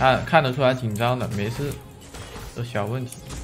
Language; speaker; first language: Chinese; native; Chinese